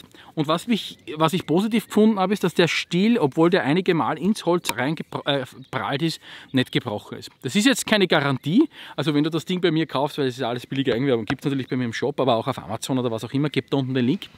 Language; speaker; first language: German; native; German